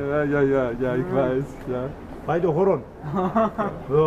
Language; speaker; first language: German; non-native, learner; Turkish